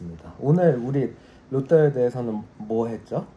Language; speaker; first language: Korean; native; Korean